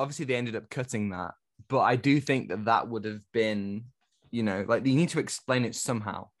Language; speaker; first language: English; native; English